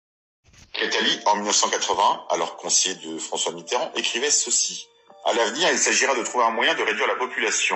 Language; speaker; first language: French; native; French